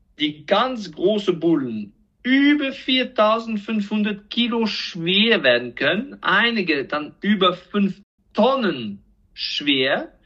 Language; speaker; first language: German; non-native, fluent; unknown